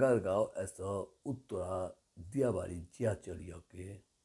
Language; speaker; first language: Korean; non-native, learner; Bangla